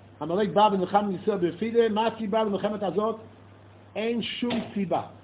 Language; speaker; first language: Hebrew; non-native, fluent; English